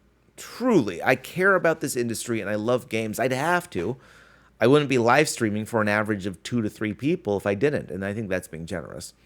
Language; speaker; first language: English; native; English